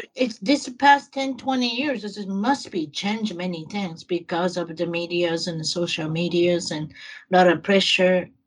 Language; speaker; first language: English; non-native, learner; Japanese